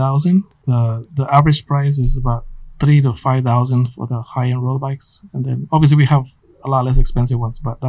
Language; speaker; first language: English; non-native, fluent; Spanish